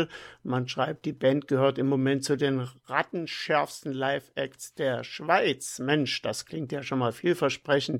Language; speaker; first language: German; native; German